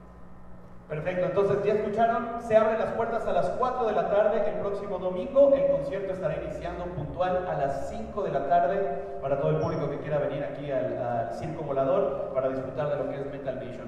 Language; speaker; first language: Spanish; native; Spanish